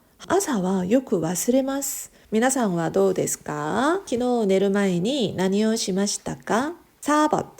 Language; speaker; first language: Japanese; non-native, fluent; Korean